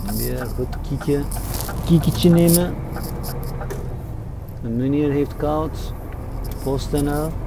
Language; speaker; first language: Dutch; non-native, fluent; Turkish